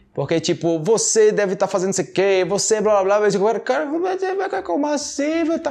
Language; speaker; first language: Portuguese; native; Portuguese